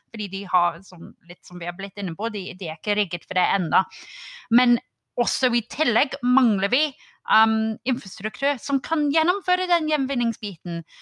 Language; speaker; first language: Norwegian; non-native, fluent; English